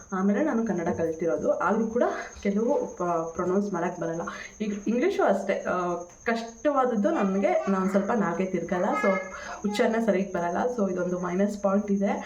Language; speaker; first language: Kannada; non-native, local second language; Tamil